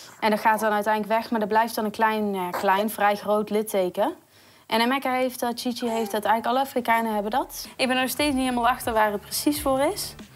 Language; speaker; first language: Dutch; native; Dutch